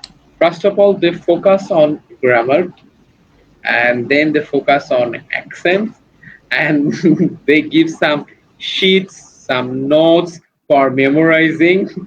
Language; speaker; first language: English; non-native, learner; Bangla